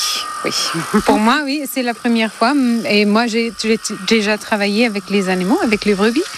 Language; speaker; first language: French; non-native, fluent; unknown